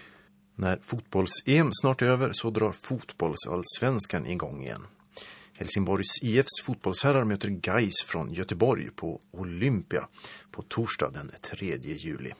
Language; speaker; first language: Swedish; native; Swedish